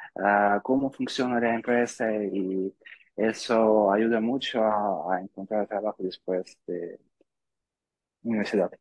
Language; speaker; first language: Spanish; non-native, learner; Russian